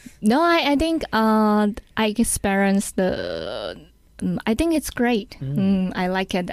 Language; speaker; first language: English; non-native, learner; Chinese